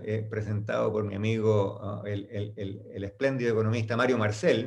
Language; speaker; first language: Spanish; native; Spanish